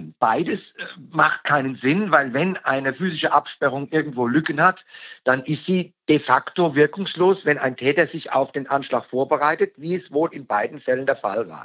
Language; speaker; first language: German; native; German